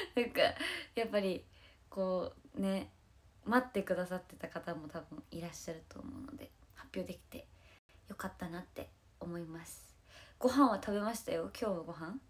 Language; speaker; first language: Japanese; native; Japanese